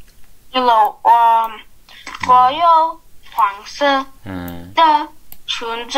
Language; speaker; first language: Chinese; non-native, learner; English